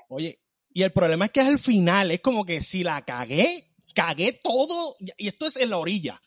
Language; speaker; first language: Spanish; native; Spanish